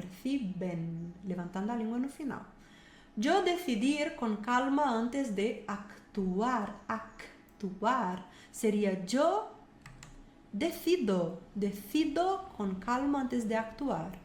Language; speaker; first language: Spanish; non-native, fluent; Portuguese